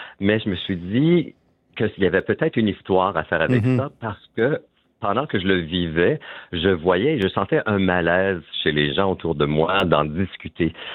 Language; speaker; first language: French; native; French